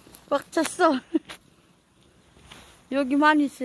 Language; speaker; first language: Korean; non-native, learner; Filipino